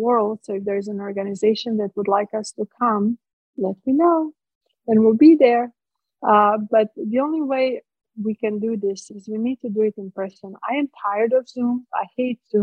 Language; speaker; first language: English; non-native, fluent; Croatian